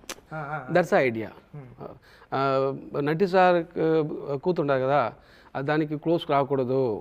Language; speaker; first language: Telugu; non-native, local second language; Tamil